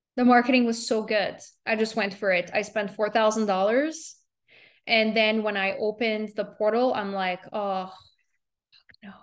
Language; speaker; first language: English; native; English